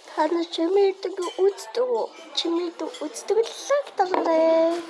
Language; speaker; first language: Korean; non-native, learner; Mongolian